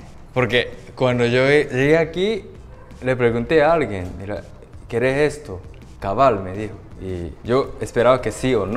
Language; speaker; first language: Spanish; non-native, fluent; Japanese